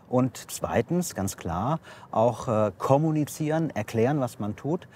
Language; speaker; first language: German; native; German